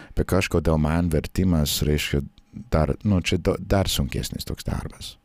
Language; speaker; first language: Lithuanian; non-native, fluent; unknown